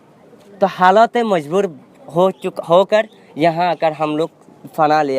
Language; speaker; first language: Hindi; non-native, learner; Rohingya